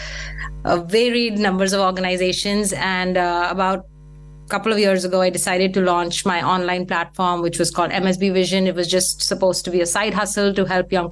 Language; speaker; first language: English; non-native, local second language; Hindi